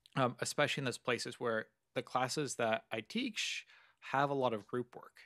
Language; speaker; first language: English; native; English